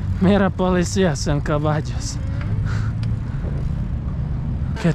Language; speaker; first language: Spanish; non-native, learner; Croatian